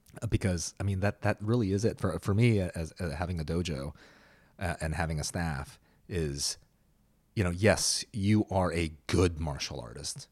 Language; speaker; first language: English; early bilingual, other home language; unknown